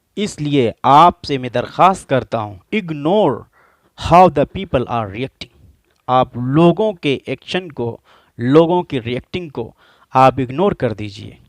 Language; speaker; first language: Urdu; native; Urdu